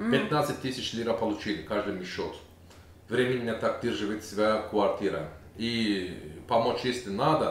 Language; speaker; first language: Russian; non-native, learner; Turkish